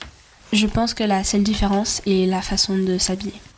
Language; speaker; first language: French; non-native, learner; Swedish